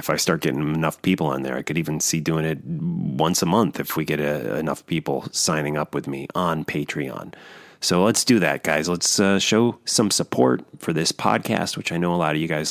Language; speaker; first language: English; native; English